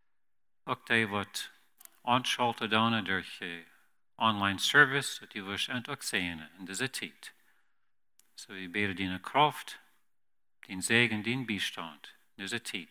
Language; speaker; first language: German; non-native, learner; Plautdietsch